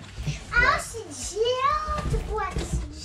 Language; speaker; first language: French; native; French